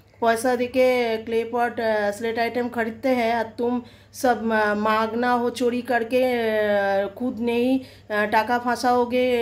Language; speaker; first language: Hindi; non-native, local second language; Bangla